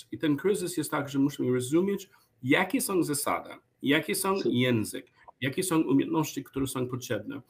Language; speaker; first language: Polish; non-native, learner; English